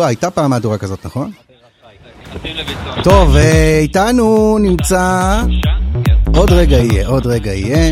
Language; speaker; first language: Hebrew; native; Hebrew